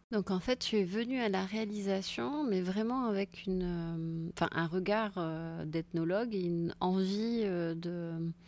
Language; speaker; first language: French; native; French